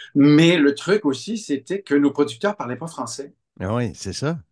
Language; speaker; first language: French; native; French